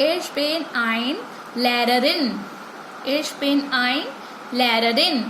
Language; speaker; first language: German; non-native, learner; Hindi